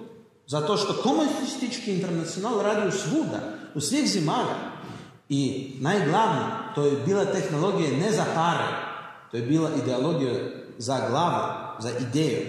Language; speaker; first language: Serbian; non-native, learner; Russian